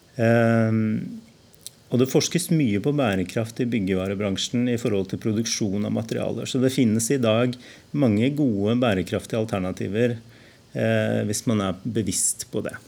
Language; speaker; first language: Norwegian; native; Norwegian